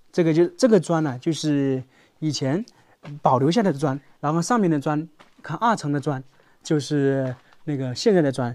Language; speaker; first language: Chinese; native; Chinese